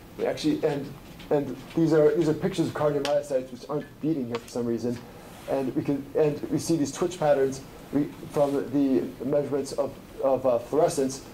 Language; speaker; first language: English; native; English